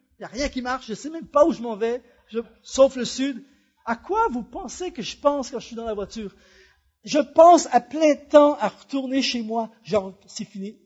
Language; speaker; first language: French; native; French